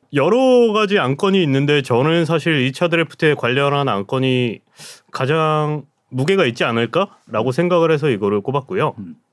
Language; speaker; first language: Korean; native; Korean